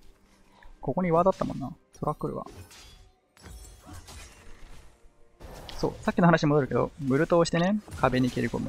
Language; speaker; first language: Japanese; native; Japanese